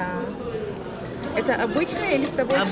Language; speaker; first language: Russian; non-native, local second language; Turkish